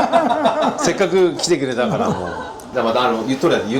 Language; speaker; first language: Japanese; native; Japanese